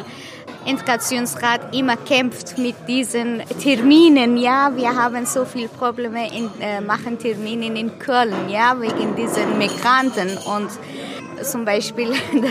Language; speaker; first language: German; non-native, learner; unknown